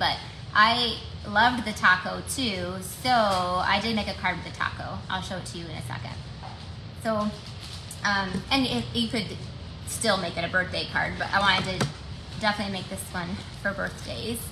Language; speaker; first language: English; native; English